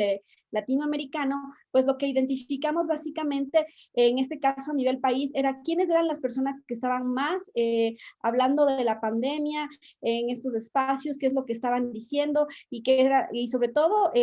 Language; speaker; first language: Spanish; native; Spanish